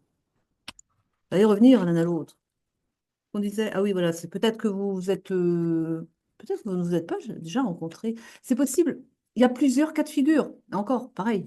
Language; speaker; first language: French; native; French